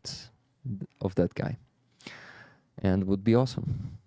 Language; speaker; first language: English; non-native, fluent; Ukrainian